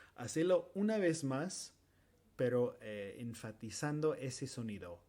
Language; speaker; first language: Spanish; non-native, fluent; English